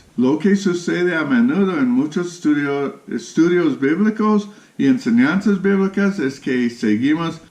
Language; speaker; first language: Spanish; non-native, fluent; English